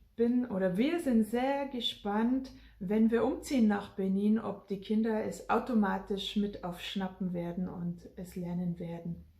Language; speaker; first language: German; native; German